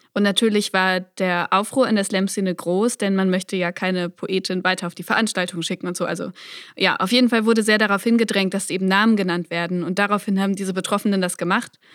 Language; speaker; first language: German; native; German